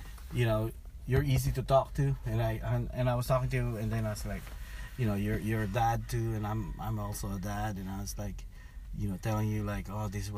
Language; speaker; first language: English; non-native, local second language; Filipino